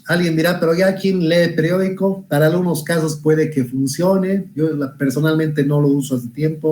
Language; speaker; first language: Spanish; native; Spanish